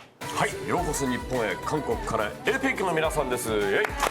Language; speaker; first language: Japanese; native; Japanese